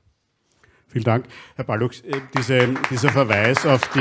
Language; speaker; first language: German; native; German